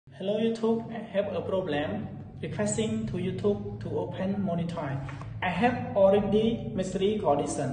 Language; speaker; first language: English; non-native, learner; Khmer